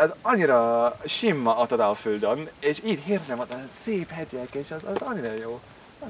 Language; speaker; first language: Hungarian; non-native, learner; English